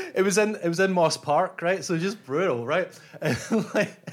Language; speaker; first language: English; native; English